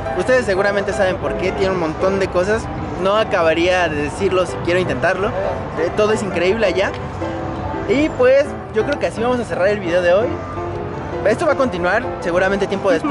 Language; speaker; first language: Spanish; native; Spanish